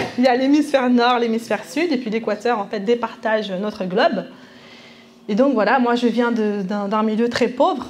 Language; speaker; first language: French; early bilingual, other home language; Spanish